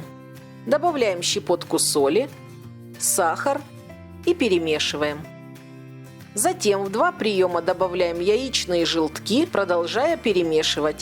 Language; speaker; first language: Russian; native; Russian